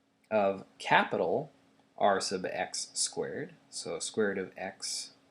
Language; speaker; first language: English; native; English